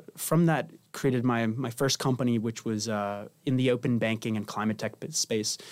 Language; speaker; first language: English; non-native, fluent; Spanish